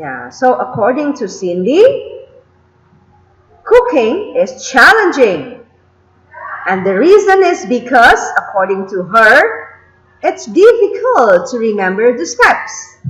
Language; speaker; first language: English; non-native, fluent; Indonesian